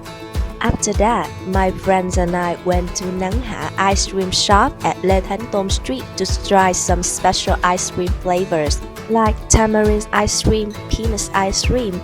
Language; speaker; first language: English; non-native, learner; Vietnamese